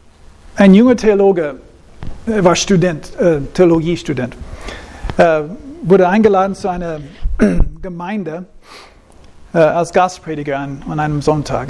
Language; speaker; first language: German; non-native, fluent; English